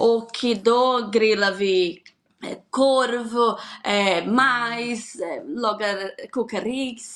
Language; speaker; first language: Swedish; non-native, learner; Portuguese